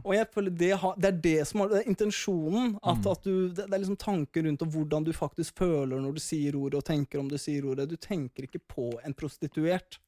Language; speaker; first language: Norwegian; early bilingual, other home language; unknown